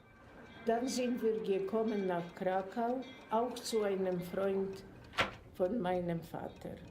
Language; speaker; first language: German; non-native, fluent; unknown